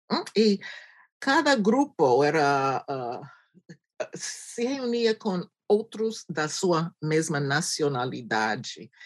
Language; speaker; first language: Portuguese; non-native, fluent; English